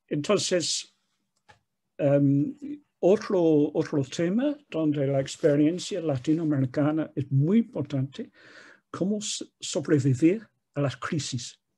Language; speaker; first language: Spanish; non-native, fluent; English